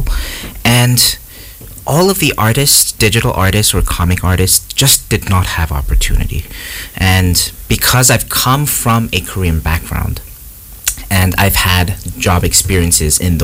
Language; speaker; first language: English; non-native, local second language; Korean